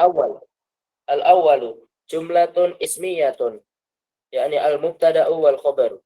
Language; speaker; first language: Arabic; non-native, learner; Indonesian